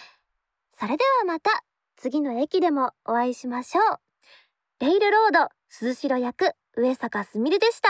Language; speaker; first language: Japanese; native; Japanese